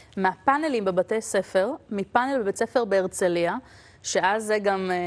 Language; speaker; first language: Hebrew; native; Hebrew